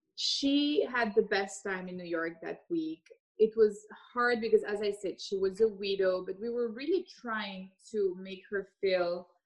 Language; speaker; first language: English; early bilingual, other home language; French